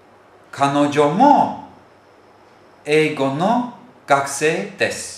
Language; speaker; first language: Japanese; non-native, fluent; Turkish